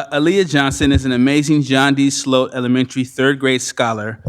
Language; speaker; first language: English; native; English